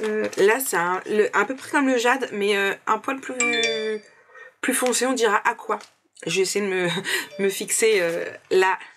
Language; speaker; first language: French; native; French